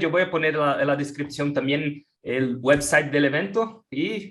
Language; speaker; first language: Spanish; non-native, fluent; Portuguese